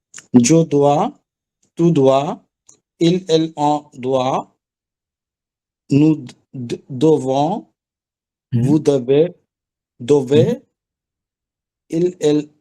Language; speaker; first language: French; non-native, learner; Bangla